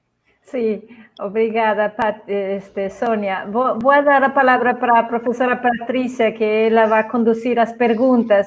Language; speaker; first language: Portuguese; non-native, fluent; Spanish